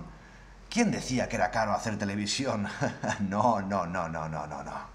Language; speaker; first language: Spanish; native; Spanish